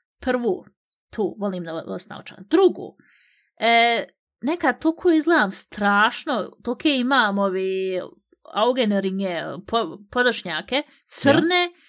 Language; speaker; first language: Bosnian; early bilingual, heritage; Bosnian